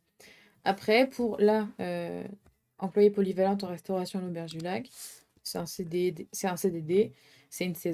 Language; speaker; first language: French; native; French